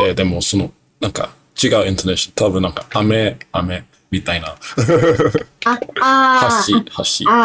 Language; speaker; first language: Japanese; non-native, learner; English